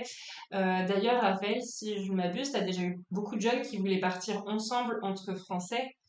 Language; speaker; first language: French; native; French